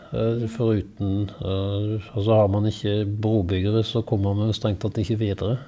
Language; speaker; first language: Norwegian; native; Norwegian